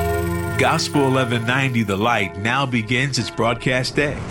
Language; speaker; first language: English; native; English